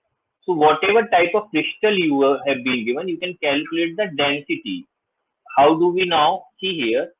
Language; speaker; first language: English; non-native, local second language; Hindi